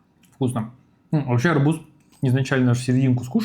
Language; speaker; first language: Russian; native; Russian